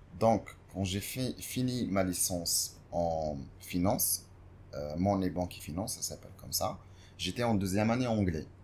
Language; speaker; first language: French; non-native, local second language; Arabic